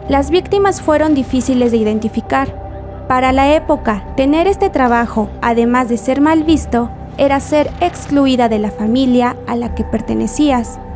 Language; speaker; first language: Spanish; native; Spanish